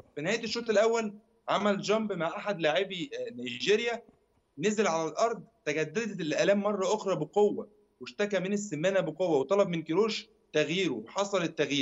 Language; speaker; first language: Arabic; native; Arabic